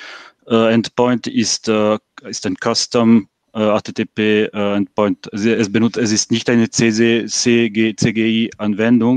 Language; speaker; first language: German; non-native, fluent; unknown